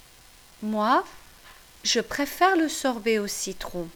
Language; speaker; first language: French; non-native, fluent; English